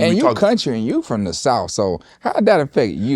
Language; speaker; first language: English; native; English